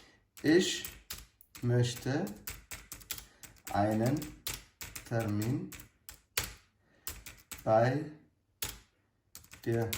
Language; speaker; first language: German; non-native, learner; Amharic